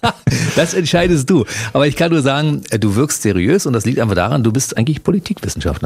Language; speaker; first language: German; native; German